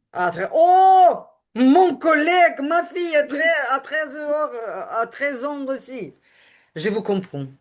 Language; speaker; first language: French; non-native, learner; Ukrainian